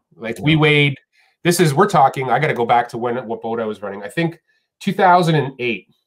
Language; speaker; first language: English; native; English